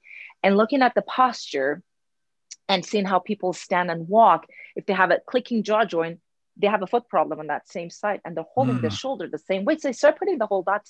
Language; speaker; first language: English; non-native, fluent; Persian